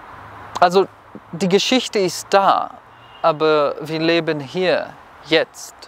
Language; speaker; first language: German; non-native, fluent; Hebrew